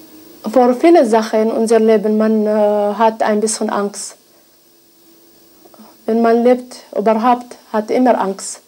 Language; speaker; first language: German; non-native, learner; Hebrew